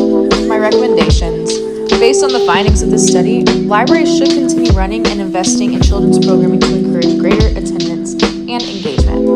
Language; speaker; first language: English; native; English